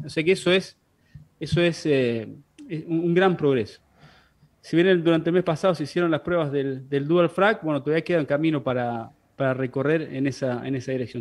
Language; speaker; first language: Spanish; native; Spanish